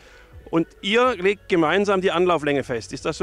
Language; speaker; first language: German; native; German